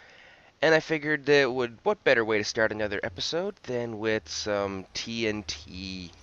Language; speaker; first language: English; native; English